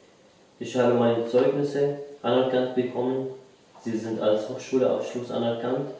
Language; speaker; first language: German; non-native, learner; Arabic